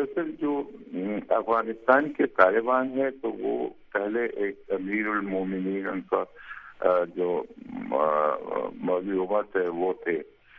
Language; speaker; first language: Urdu; native; Urdu